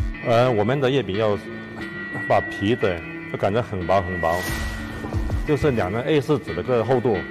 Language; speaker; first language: Chinese; native; Chinese